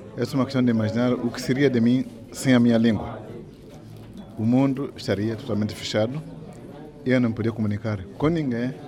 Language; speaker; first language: Portuguese; non-native, local second language; Yao